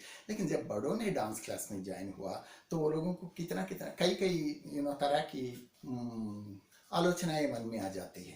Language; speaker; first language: Hindi; non-native, local second language; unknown